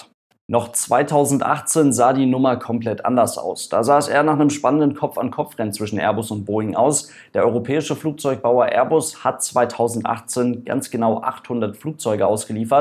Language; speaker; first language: German; native; German